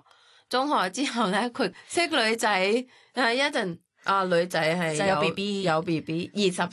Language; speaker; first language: Cantonese; non-native, fluent; Thai